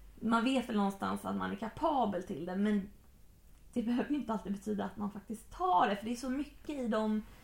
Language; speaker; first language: Swedish; native; Swedish